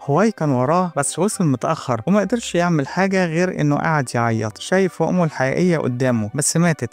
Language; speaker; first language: Arabic; native; Arabic